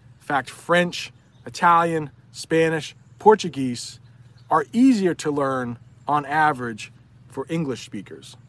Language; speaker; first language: English; native; English